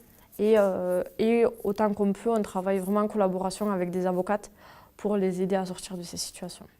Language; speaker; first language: French; native; French